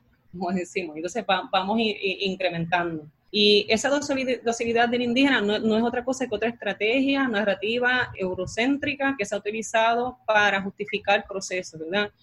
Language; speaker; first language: Spanish; native; Spanish